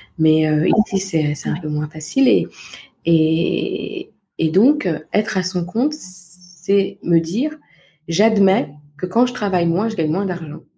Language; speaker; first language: French; native; French